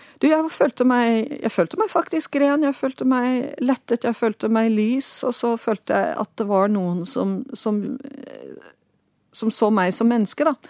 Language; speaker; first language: Norwegian; non-native, fluent; Dutch